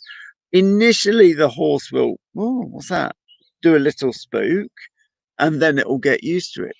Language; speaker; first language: English; native; English